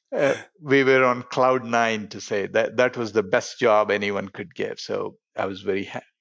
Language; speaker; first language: English; non-native, local second language; Telugu